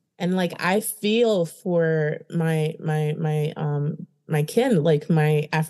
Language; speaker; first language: English; early bilingual, other home language; Haitian Creole